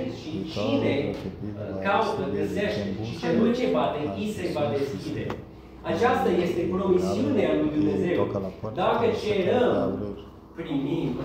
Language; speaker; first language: Romanian; non-native, learner; English